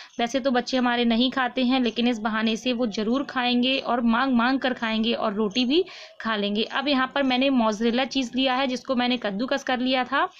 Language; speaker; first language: Hindi; native; Hindi